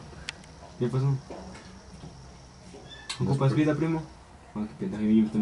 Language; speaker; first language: Spanish; early bilingual, heritage; Spanish